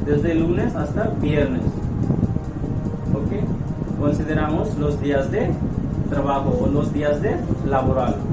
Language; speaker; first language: Spanish; non-native, learner; Hindi